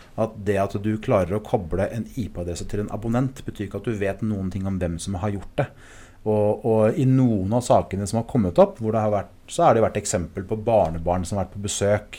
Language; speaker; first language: Norwegian; early bilingual, other home language; English